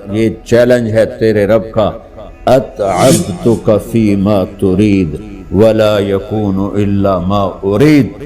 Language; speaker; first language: Urdu; non-native, local second language; Punjabi